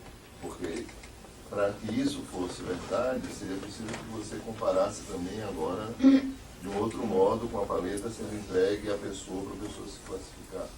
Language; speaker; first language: Portuguese; native; Portuguese